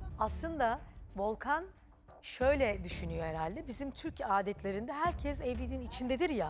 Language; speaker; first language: Turkish; native; Turkish